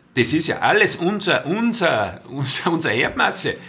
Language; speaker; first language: German; native; German